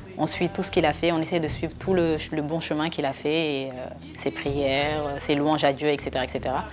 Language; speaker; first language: French; early bilingual, other home language; Wolof